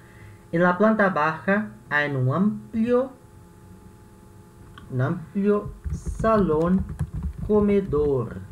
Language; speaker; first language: Spanish; non-native, fluent; Portuguese